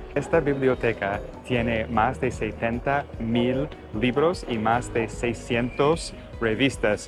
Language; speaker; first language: Spanish; non-native, fluent; English